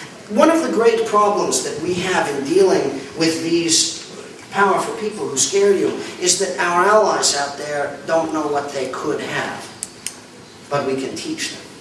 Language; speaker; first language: English; native; English